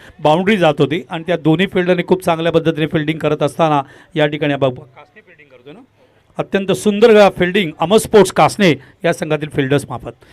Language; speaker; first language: Marathi; non-native, local second language; Tamil